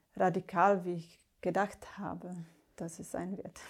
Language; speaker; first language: German; non-native, fluent; Slovak